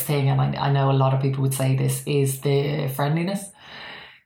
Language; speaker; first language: English; native; English